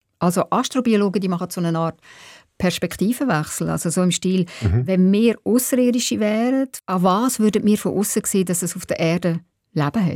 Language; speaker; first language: German; native; German